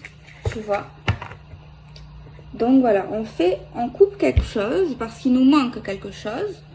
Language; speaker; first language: French; native; French